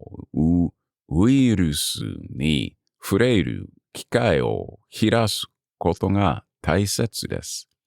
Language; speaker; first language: Japanese; non-native, learner; English